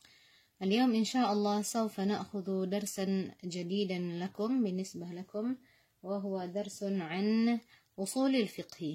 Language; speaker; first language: Arabic; non-native, fluent; Indonesian